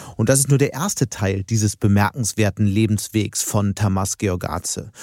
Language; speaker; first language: German; native; German